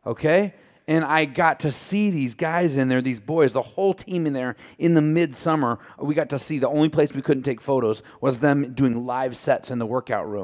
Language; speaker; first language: English; native; English